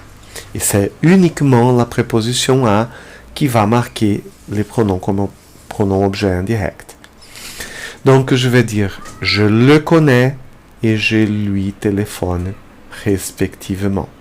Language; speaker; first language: French; non-native, fluent; Portuguese